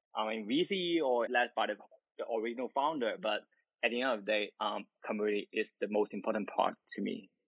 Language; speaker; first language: English; non-native, local second language; Cantonese